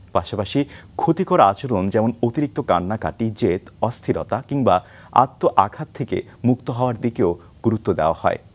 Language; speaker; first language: Bangla; native; Bangla